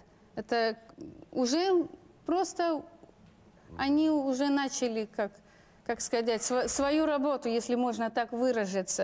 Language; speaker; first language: Russian; non-native, local second language; Lithuanian